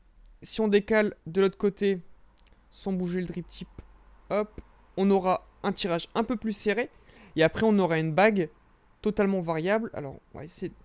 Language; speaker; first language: French; native; French